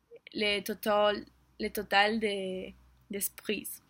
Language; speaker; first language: French; non-native, learner; Spanish